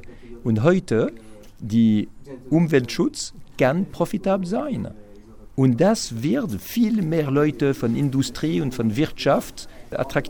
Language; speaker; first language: German; non-native, fluent; French